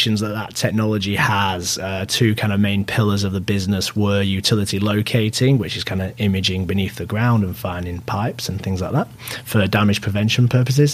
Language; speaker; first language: English; native; English